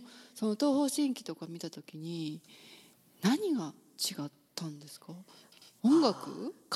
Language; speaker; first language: Japanese; native; Japanese